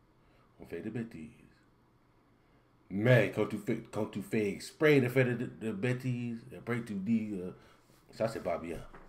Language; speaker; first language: French; non-native, learner; English